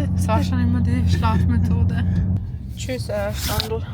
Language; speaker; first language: German; early bilingual, other home language; Bosnian